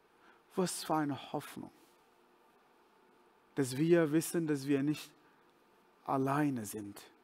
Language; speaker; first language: German; non-native, fluent; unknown